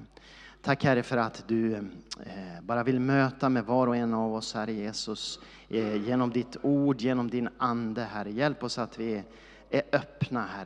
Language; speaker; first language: Swedish; native; Swedish